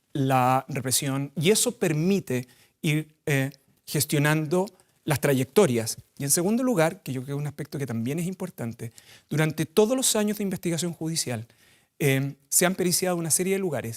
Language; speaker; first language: Spanish; native; Spanish